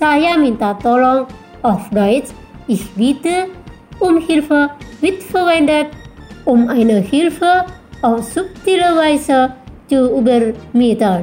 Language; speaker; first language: German; non-native, fluent; Indonesian